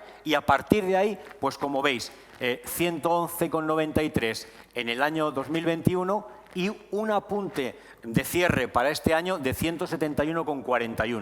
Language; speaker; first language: Spanish; native; Spanish